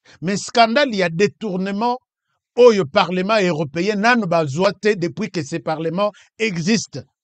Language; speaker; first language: French; non-native, local second language; Lingala